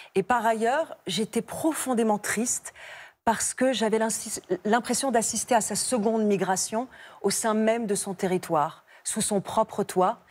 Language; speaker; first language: French; native; French